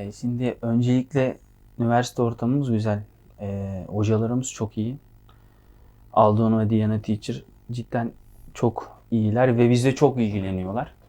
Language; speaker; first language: Turkish; native; Turkish